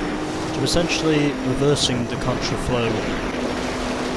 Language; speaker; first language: English; native; English